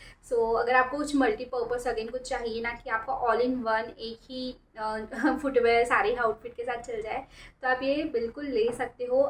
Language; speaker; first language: Hindi; native; Hindi